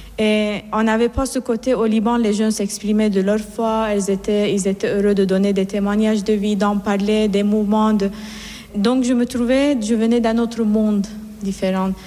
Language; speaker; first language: French; non-native, fluent; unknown